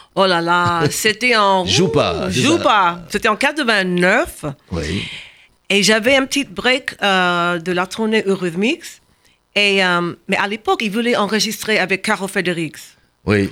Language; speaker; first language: French; non-native, fluent; English